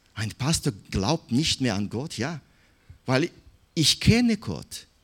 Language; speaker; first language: German; non-native, fluent; Russian